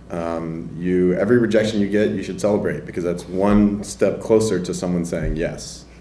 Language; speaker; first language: English; native; English